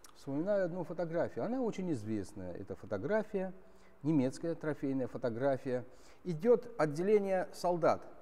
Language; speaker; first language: Russian; native; Russian